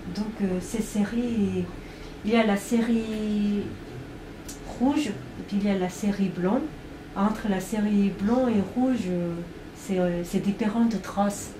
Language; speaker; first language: French; non-native, fluent; Korean